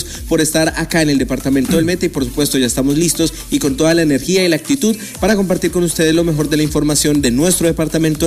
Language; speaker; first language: Spanish; native; Spanish